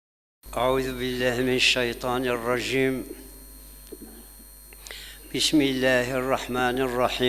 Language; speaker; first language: Arabic; non-native, local second language; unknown